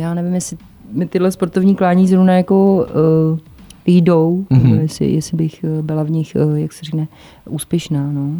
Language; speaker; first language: Czech; native; Czech